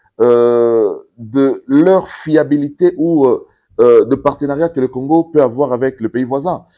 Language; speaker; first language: French; non-native, local second language; Lingala